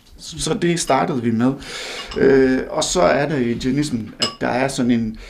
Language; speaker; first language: Danish; non-native, fluent; Hindi